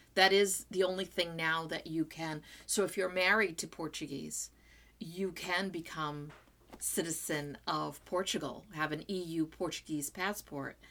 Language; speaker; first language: English; non-native, fluent; Portuguese